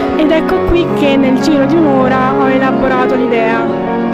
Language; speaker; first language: Italian; native; Italian